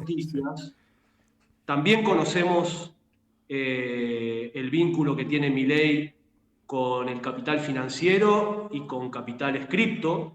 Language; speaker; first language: Spanish; native; Spanish